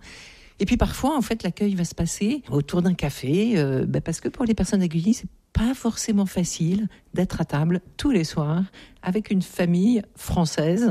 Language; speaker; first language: French; native; French